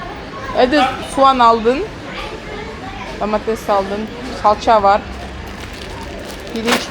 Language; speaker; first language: Turkish; non-native, learner; Kazakh